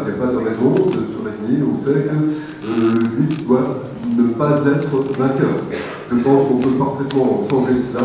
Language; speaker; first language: French; native; French